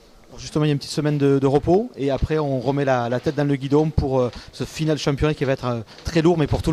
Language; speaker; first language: French; native; French